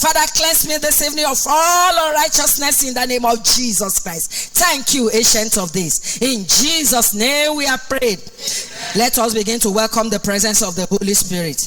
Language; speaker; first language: English; non-native, local second language; Yoruba